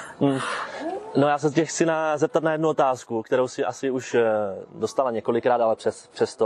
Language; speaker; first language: Czech; native; Czech